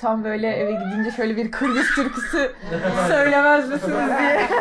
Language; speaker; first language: Turkish; native; Turkish